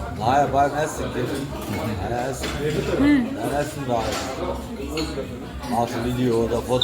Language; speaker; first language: German; non-native, learner; Ukrainian